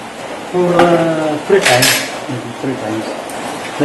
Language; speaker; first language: English; non-native, learner; Arabic